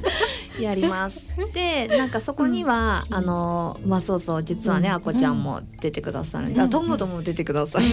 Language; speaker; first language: Japanese; native; Japanese